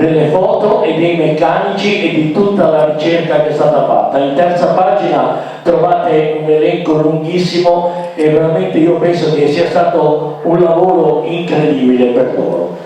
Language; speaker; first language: Italian; native; Italian